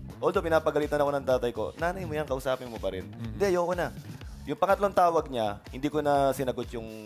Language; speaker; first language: Filipino; native; Filipino